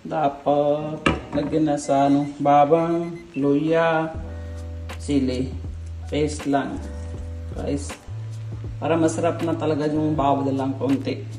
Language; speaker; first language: Filipino; non-native, learner; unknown